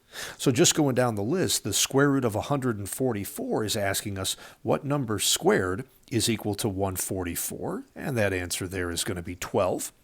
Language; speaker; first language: English; native; English